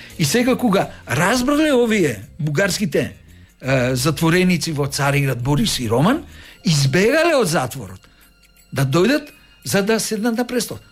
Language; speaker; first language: Macedonian; native; Macedonian